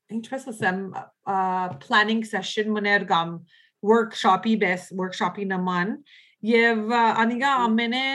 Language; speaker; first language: Armenian; early bilingual, heritage; Armenian